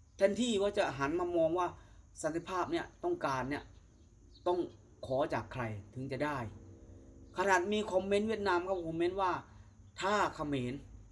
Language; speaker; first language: Thai; native; Thai